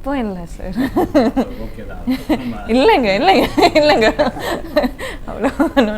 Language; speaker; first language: Tamil; non-native, learner; Kannada